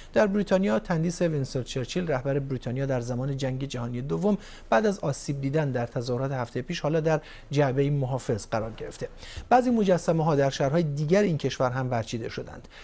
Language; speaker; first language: Persian; native; Persian